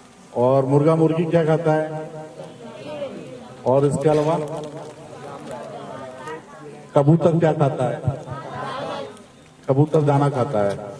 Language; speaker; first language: Hindi; native; Hindi